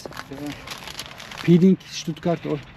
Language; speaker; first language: English; non-native, learner; Turkish